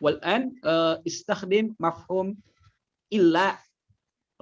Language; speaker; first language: Arabic; non-native, fluent; Indonesian